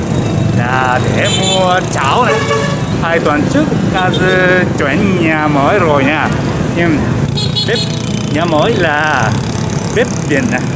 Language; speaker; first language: Vietnamese; non-native, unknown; Japanese